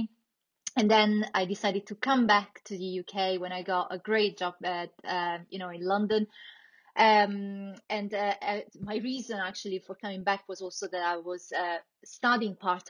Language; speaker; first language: English; non-native, fluent; Italian